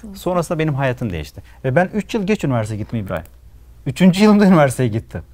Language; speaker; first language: Turkish; native; Turkish